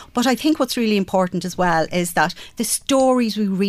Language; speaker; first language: English; native; English